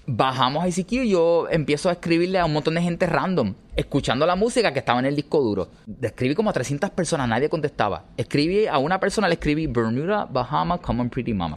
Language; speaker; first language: Spanish; native; Spanish